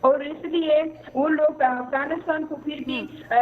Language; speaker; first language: Hindi; non-native, fluent; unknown